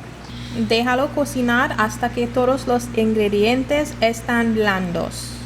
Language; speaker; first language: Spanish; non-native, learner; English